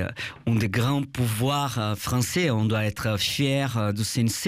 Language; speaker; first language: French; non-native, fluent; Portuguese